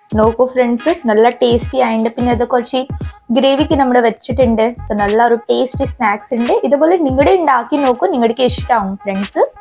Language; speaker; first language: Malayalam; non-native, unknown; Hindi